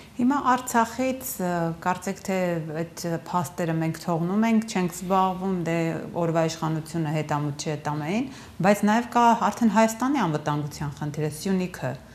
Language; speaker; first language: Armenian; native; Armenian